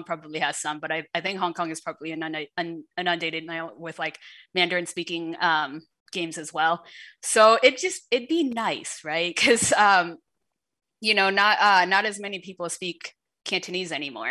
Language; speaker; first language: English; early bilingual, other home language; Wu Chinese